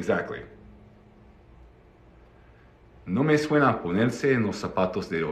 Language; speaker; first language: Spanish; non-native, fluent; English